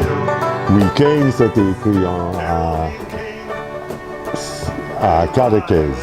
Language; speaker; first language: French; non-native, fluent; English